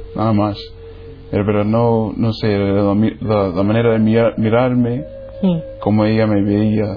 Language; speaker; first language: Spanish; non-native, fluent; English